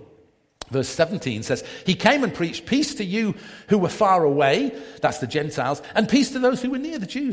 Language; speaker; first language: English; native; English